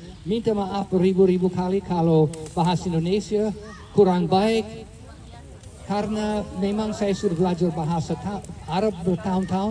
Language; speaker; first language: Indonesian; non-native, fluent; English